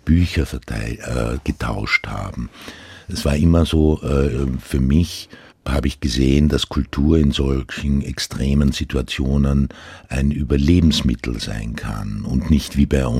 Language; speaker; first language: German; non-native, local second language; Croatian